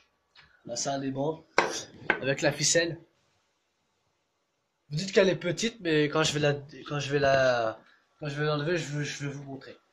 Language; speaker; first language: French; native; French